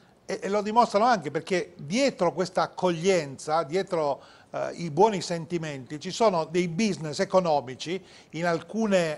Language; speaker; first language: Italian; native; Italian